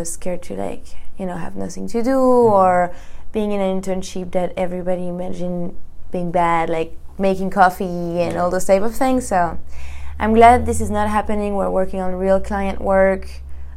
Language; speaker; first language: English; non-native, fluent; French